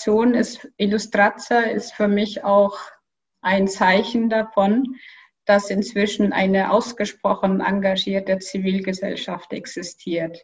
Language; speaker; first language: German; non-native, fluent; Kyrgyz